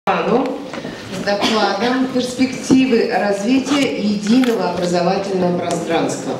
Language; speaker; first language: Russian; native; Russian